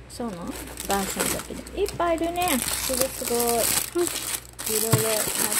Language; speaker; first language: Japanese; non-native, learner; Vietnamese